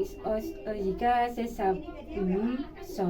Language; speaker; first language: Cantonese; non-native, fluent; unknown